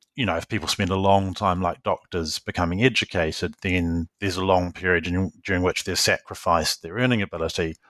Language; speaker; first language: English; native; English